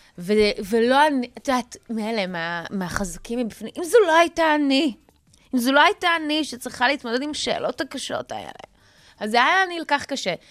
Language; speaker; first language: Hebrew; native; Hebrew